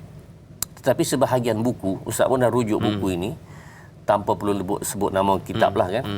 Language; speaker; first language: Malay; native; Malay